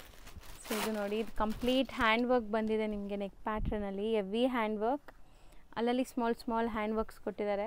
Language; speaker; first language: Kannada; native; Kannada